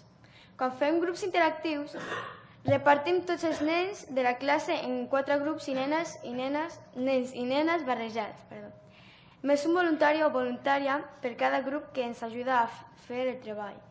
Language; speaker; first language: Catalan; early bilingual, other home language; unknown